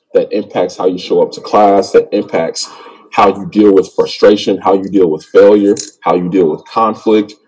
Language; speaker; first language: English; native; English